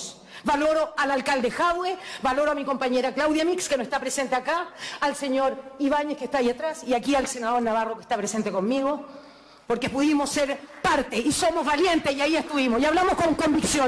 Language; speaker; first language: Spanish; native; Spanish